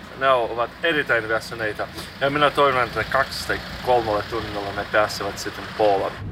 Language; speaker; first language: Finnish; non-native, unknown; Russian